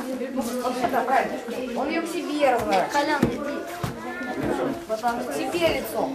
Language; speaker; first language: Russian; native; Russian